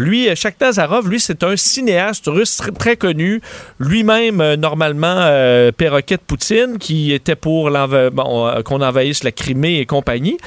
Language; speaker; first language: French; native; French